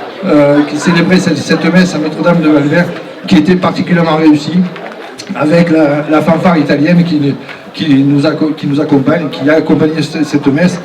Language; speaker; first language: French; native; French